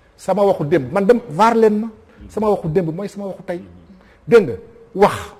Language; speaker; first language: Wolof; non-native, local second language; Fula